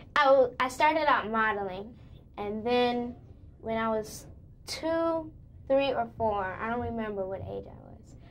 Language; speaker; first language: English; native; English